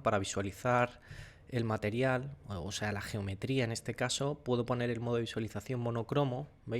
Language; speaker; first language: Spanish; native; Spanish